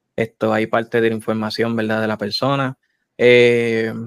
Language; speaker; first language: Spanish; native; Spanish